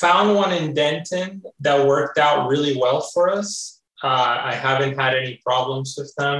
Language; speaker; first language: English; early bilingual, other home language; Spanish